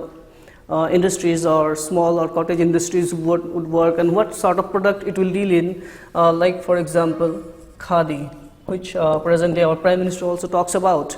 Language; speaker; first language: English; non-native, local second language; Assamese